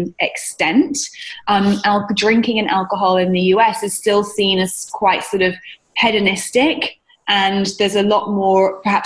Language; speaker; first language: English; native; English